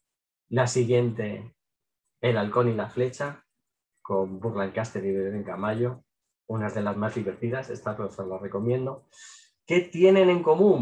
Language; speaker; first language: Spanish; native; Spanish